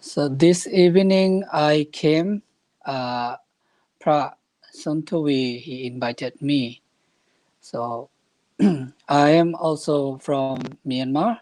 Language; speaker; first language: English; non-native, fluent; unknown